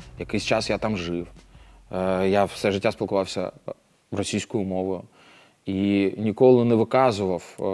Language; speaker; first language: Ukrainian; non-native, local second language; Russian